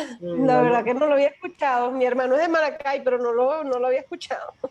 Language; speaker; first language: Spanish; native; Spanish